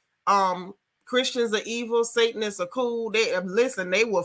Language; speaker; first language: English; native; English